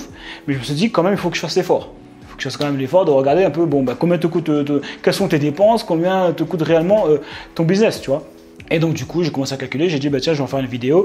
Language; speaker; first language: French; native; French